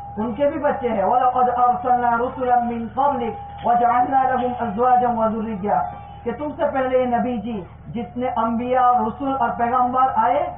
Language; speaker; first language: Urdu; non-native, local second language; Gujarati